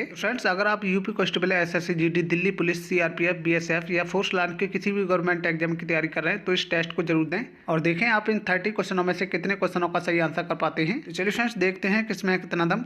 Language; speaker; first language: Hindi; native; Hindi